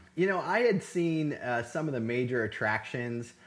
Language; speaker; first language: English; native; English